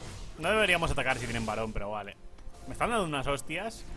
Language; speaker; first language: Spanish; native; Spanish